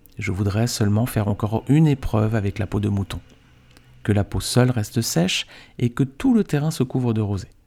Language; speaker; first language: French; native; French